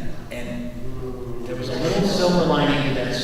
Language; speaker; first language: English; native; English